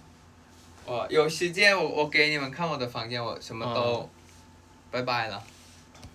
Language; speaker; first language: Chinese; non-native, learner; Thai